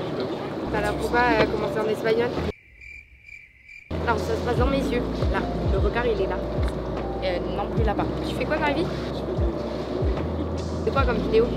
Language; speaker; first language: French; native; French